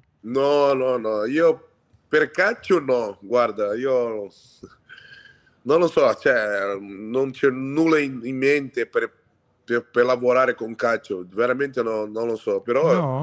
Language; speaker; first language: Italian; non-native, fluent; Portuguese